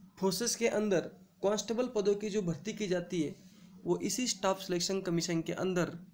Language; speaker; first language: Hindi; non-native, local second language; Marathi